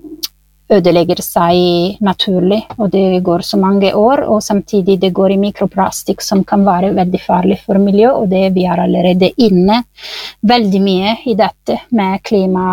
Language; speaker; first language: Norwegian; non-native, fluent; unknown